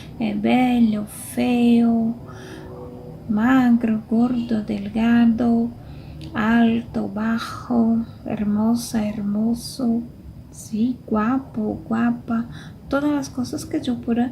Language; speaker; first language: Spanish; non-native, fluent; Portuguese